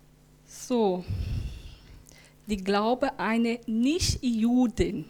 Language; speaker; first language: German; non-native, learner; Portuguese